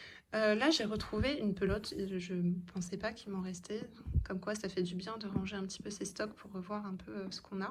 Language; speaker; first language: French; native; French